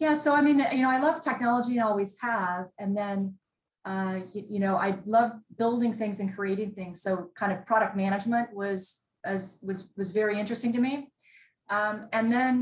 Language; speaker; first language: English; native; English